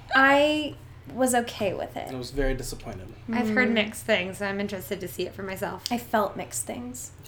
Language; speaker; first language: English; native; English